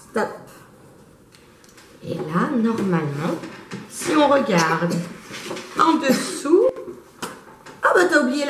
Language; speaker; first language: French; native; French